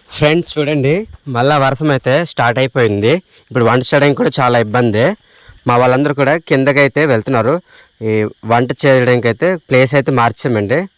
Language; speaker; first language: Telugu; native; Telugu